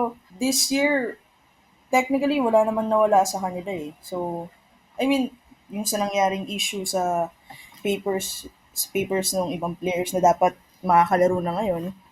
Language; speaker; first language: Filipino; native; Filipino